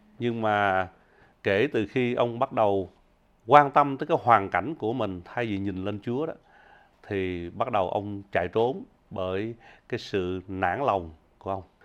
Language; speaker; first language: Vietnamese; early bilingual, heritage; Vietnamese